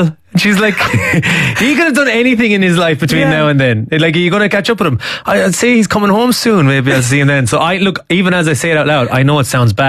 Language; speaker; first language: English; native; English